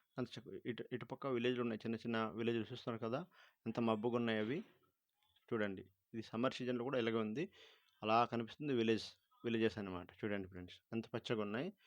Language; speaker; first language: Telugu; non-native, local second language; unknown